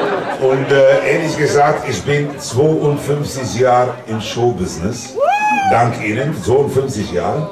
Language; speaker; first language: German; non-native, fluent; Spanish